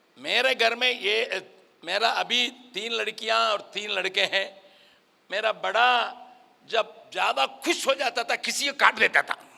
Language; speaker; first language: Hindi; non-native, local second language; Tamil